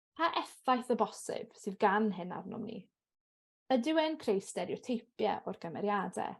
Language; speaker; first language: Welsh; native; Welsh